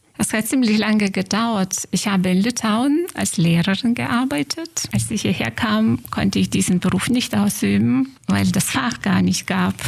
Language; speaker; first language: German; non-native, fluent; Lithuanian